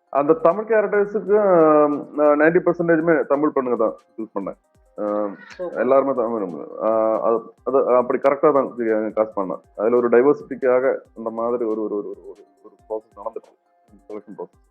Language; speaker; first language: Tamil; non-native, learner; Malayalam